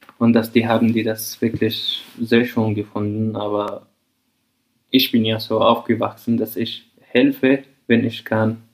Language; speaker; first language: German; non-native, fluent; Arabic